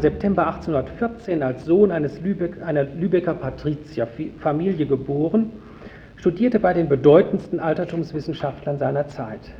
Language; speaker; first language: German; native; German